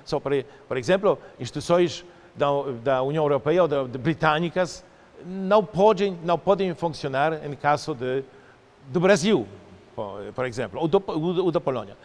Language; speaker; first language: Portuguese; non-native, fluent; Polish